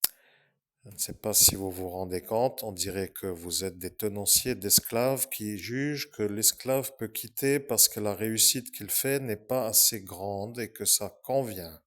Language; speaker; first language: French; native; French